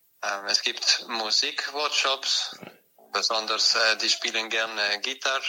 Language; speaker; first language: German; non-native, fluent; French